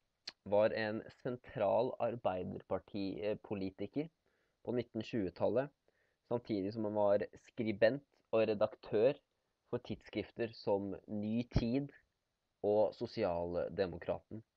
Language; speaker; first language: Norwegian; native; Norwegian